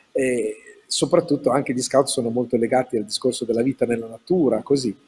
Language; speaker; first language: Italian; native; Italian